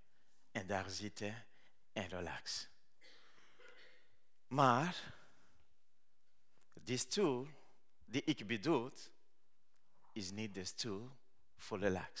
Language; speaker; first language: Dutch; non-native, learner; Rundi